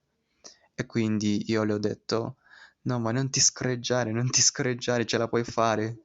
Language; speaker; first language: Italian; non-native, fluent; Spanish